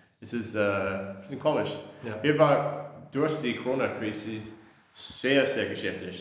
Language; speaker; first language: German; non-native, learner; English